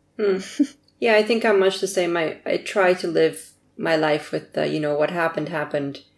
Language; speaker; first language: English; early bilingual, other home language; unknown